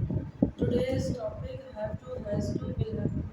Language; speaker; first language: English; non-native, learner; Hindi